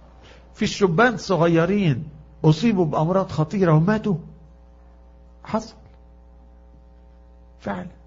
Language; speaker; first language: Arabic; native; Arabic